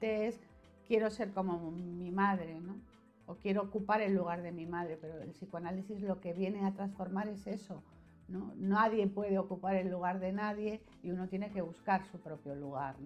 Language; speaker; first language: Spanish; native; Spanish